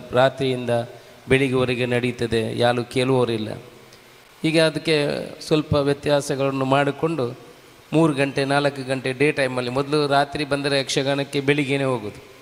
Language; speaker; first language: Kannada; non-native, local second language; Tulu